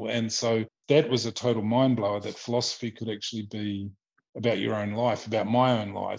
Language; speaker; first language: English; native; English